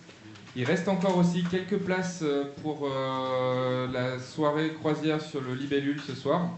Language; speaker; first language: French; native; French